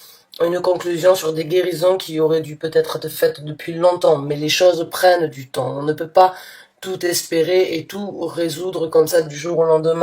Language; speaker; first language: French; native; French